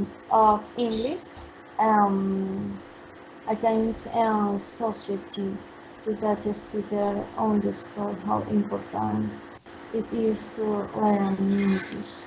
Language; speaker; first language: English; non-native, learner; Spanish